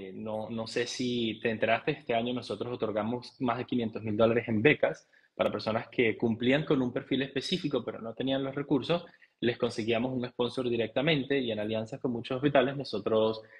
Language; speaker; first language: Spanish; native; Spanish